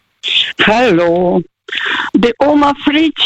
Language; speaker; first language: German; non-native, fluent; Russian